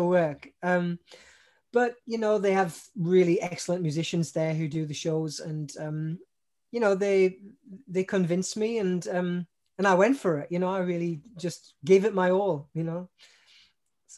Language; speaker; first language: English; native; English